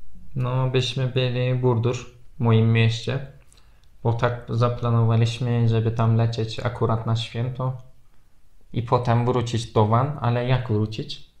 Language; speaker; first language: Polish; non-native, fluent; Turkish